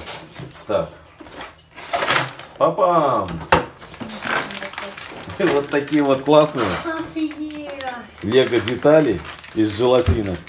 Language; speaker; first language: Russian; native; Russian